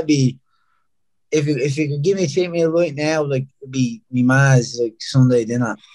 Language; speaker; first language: English; native; English